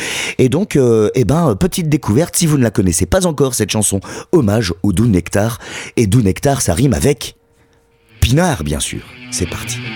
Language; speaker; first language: French; native; French